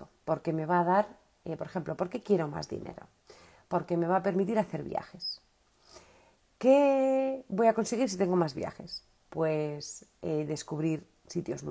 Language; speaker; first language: Spanish; native; Spanish